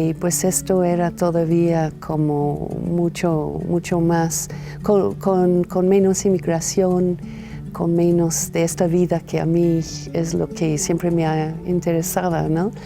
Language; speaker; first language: Spanish; non-native, fluent; English